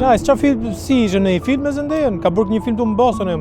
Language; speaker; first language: Albanian; native; Albanian